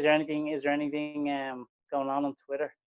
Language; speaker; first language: English; native; English